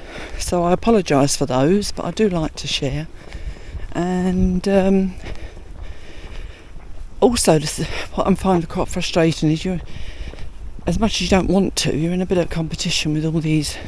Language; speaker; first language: English; native; English